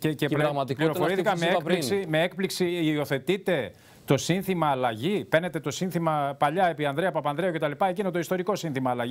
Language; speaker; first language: Greek; native; Greek